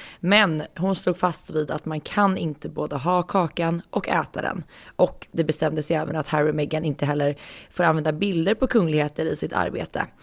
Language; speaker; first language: Swedish; native; Swedish